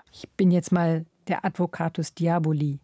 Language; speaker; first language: German; native; German